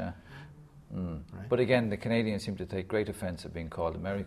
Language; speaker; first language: English; native; English